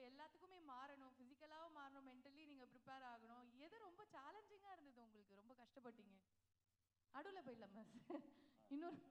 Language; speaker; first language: Tamil; native; Tamil